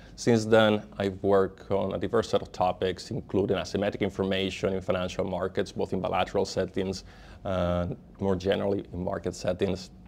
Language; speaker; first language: English; non-native, fluent; Spanish